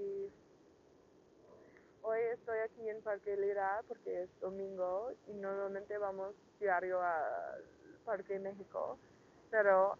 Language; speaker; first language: Spanish; non-native, learner; English